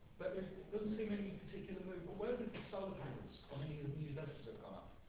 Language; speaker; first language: English; native; English